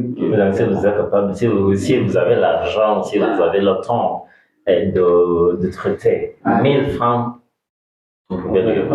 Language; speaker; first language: French; non-native, learner; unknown